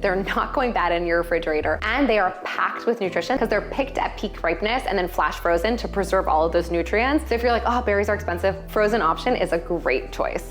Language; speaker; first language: English; native; English